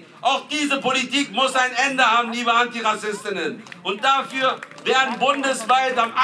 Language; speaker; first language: German; native; German